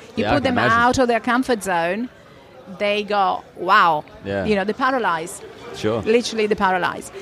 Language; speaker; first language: English; non-native, fluent; Italian